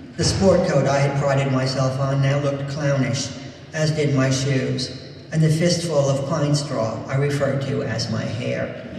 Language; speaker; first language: English; native; English